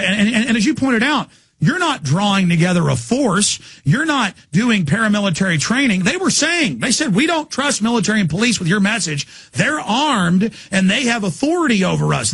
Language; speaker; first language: English; native; English